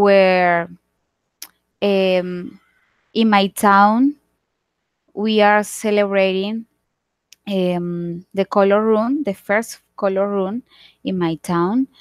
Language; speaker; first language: English; non-native, learner; Spanish